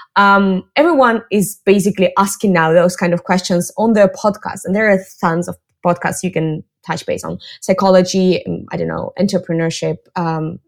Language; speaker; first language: English; non-native, fluent; Russian